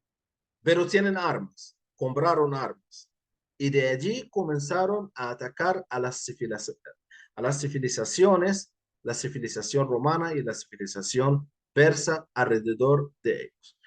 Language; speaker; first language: Spanish; non-native, fluent; Arabic